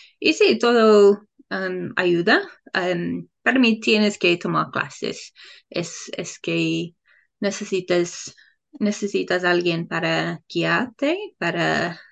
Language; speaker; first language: Spanish; non-native, learner; English